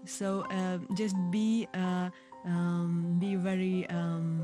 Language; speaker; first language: English; non-native, fluent; Hungarian